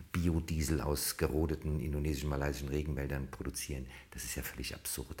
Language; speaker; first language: German; native; German